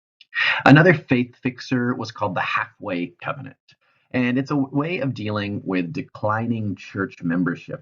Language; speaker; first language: English; native; English